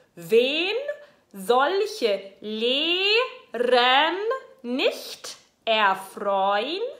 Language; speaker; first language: Spanish; non-native, fluent; German